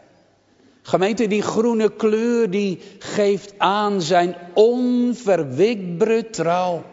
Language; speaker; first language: Dutch; native; Dutch